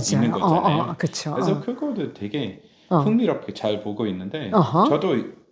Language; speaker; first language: Korean; non-native, fluent; English